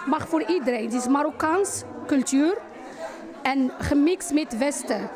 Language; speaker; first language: Dutch; non-native, fluent; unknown